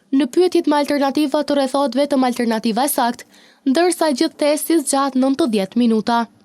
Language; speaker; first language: Albanian; native; Albanian